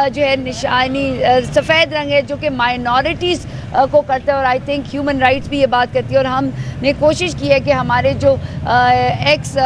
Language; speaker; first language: Urdu; non-native, local second language; Pashto